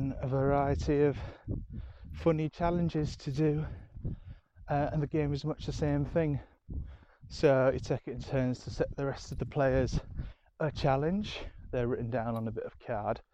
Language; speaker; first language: English; native; English